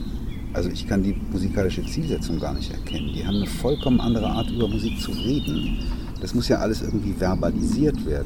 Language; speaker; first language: German; native; German